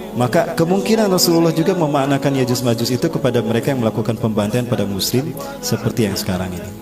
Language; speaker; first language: Indonesian; native; Indonesian